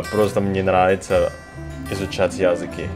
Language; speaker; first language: Russian; non-native, learner; Indonesian